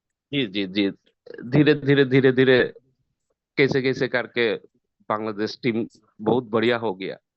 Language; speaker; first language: Hindi; non-native, learner; Bangla